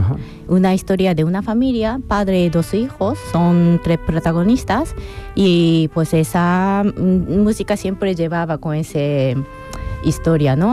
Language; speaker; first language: Spanish; non-native, fluent; Japanese